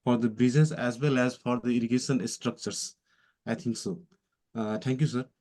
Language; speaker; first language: English; non-native, local second language; Nepali